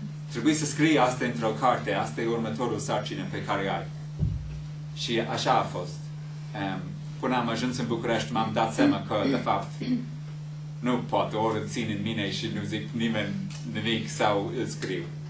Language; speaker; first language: Romanian; non-native, fluent; English